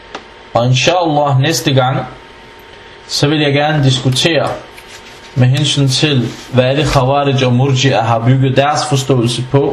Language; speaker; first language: Danish; non-native, fluent; Arabic